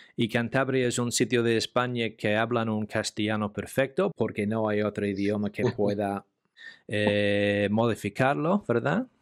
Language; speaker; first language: Spanish; non-native, fluent; English